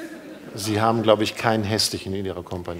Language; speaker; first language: German; native; German